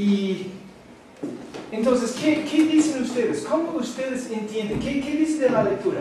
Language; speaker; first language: Spanish; non-native, fluent; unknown